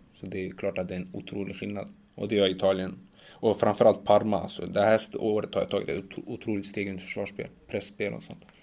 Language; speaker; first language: Swedish; early bilingual, other home language; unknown